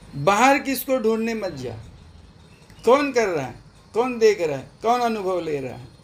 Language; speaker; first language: Hindi; non-native, local second language; Marathi